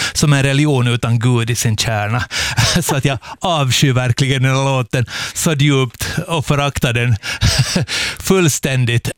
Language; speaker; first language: Swedish; native; Swedish